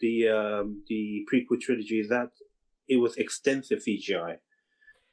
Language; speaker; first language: English; non-native, local second language; Cantonese